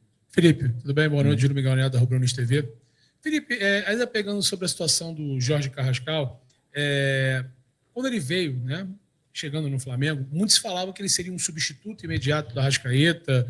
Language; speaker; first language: Portuguese; native; Portuguese